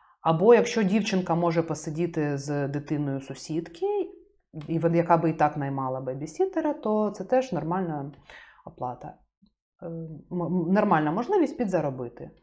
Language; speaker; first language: Ukrainian; native; Ukrainian